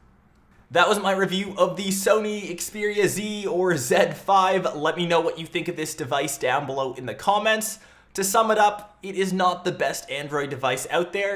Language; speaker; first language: English; native; English